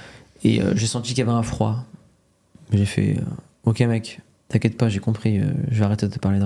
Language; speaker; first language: French; native; French